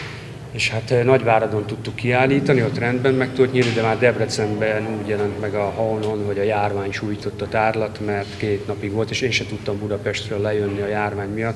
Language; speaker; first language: Hungarian; native; Hungarian